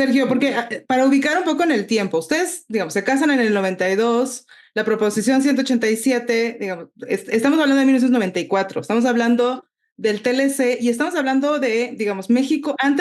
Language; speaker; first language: Spanish; native; Spanish